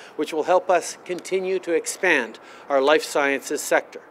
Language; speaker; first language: English; native; English